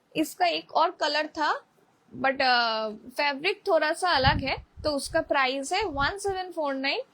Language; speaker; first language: Hindi; non-native, local second language; Bangla